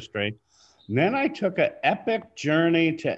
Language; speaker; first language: English; native; English